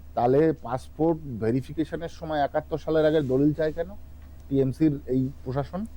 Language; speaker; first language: Bangla; native; Bangla